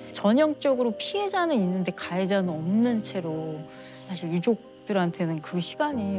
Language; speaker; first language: Korean; native; Korean